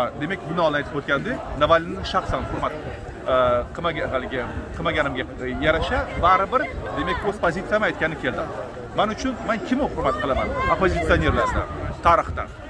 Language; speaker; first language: Uzbek; non-native, local second language; Russian